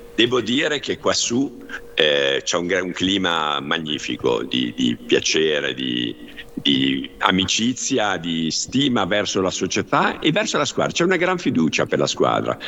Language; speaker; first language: Italian; native; Italian